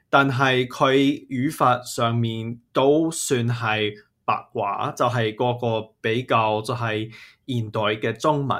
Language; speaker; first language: Chinese; non-native, fluent; English